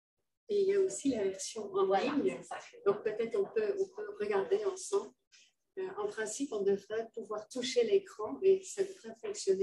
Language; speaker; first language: French; non-native, fluent; Dutch